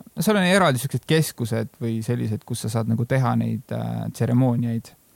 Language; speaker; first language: Estonian; native; Estonian